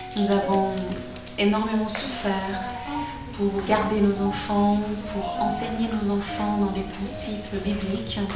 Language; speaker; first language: French; non-native, fluent; Portuguese